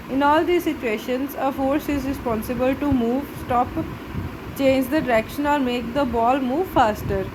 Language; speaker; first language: English; non-native, local second language; Punjabi